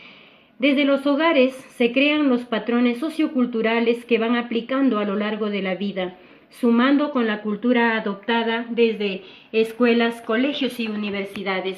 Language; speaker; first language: Spanish; native; Spanish